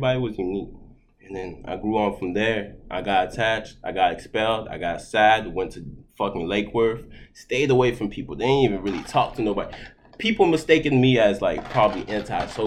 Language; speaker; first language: English; early bilingual, other home language; Haitian Creole